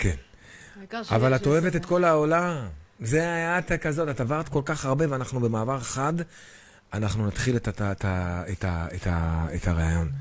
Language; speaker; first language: Hebrew; native; Hebrew